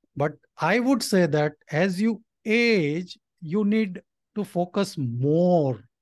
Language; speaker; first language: English; non-native, local second language; Nepali